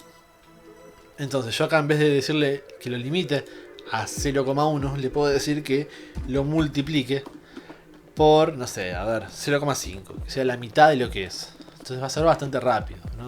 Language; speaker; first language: Spanish; native; Spanish